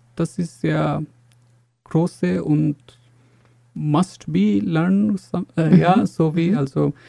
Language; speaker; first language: German; non-native, fluent; Bangla